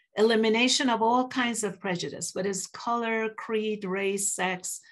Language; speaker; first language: English; early bilingual, other home language; Persian